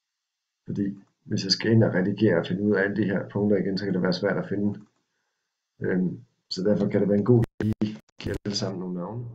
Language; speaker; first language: Danish; native; Danish